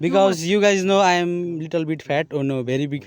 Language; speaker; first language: English; non-native, learner; Nepali